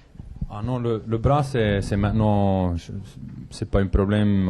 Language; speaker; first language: French; non-native, local second language; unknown